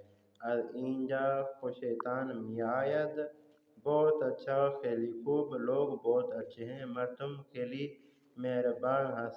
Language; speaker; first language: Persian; non-native, fluent; Urdu